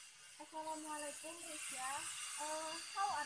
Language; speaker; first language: English; non-native, learner; Indonesian